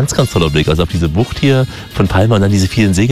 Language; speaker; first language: German; native; German